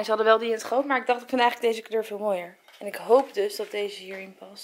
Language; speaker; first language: Dutch; native; Dutch